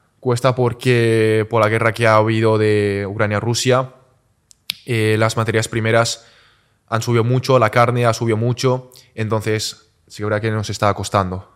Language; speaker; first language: Spanish; early bilingual, other home language; Chinese